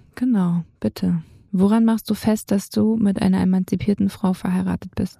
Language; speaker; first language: German; native; German